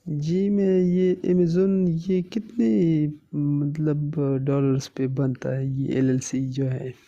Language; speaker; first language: Hindi; non-native, local second language; Pashto